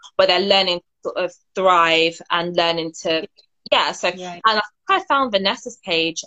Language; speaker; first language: English; native; English